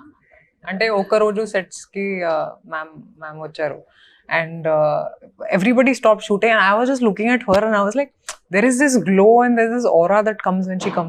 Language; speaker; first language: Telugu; non-native, fluent; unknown